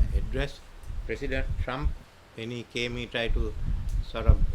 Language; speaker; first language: English; non-native, local second language; Sinhala